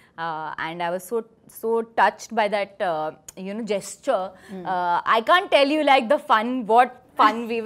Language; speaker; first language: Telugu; non-native, fluent; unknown